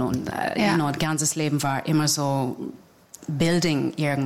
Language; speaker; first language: German; non-native, learner; English